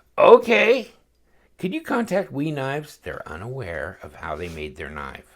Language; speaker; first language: English; native; English